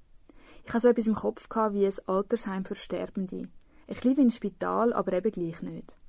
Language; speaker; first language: German; native; German